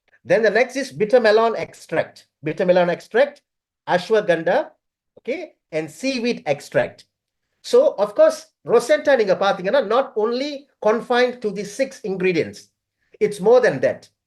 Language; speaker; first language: English; non-native, local second language; Tamil